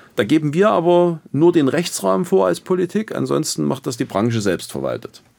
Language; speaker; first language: German; native; German